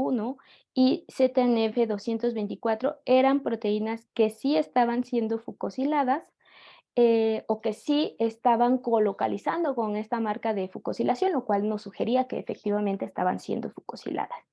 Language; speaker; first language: Spanish; native; Spanish